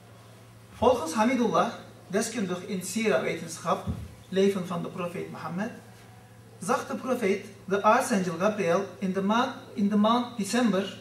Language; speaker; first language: Dutch; non-native, fluent; Turkish